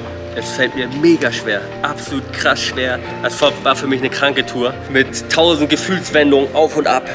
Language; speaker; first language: German; native; German